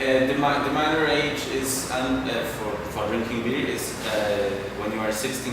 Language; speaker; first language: English; non-native, fluent; German